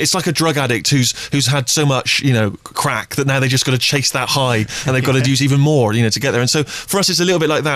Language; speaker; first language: English; native; English